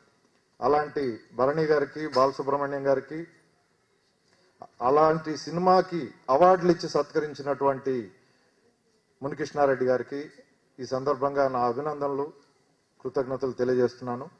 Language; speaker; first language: Telugu; native; Telugu